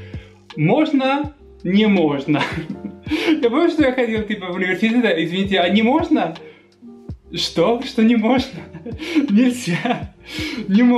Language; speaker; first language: Russian; non-native, fluent; Spanish